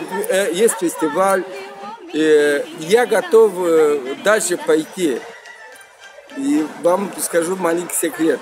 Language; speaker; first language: Russian; non-native, local second language; Romanian